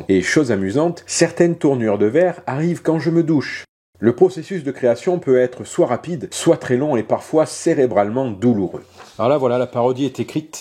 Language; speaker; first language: French; native; French